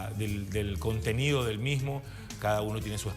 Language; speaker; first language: Spanish; native; Spanish